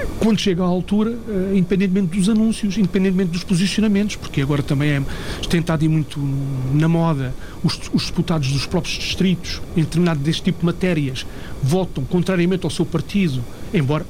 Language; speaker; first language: Portuguese; native; Portuguese